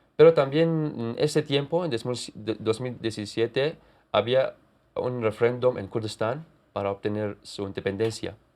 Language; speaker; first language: Spanish; non-native, fluent; Kurdish